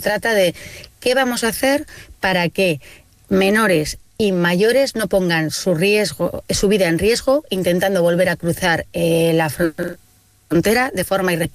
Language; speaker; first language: Spanish; native; Spanish